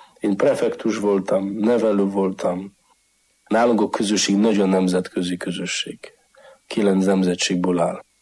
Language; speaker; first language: Hungarian; non-native, fluent; Polish